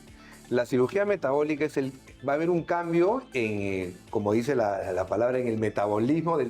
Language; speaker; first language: Spanish; native; Spanish